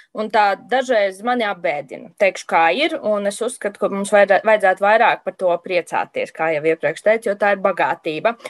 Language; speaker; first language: Latvian; native; Latvian